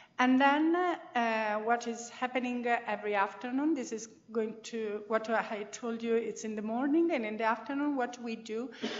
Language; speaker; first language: English; non-native, fluent; Italian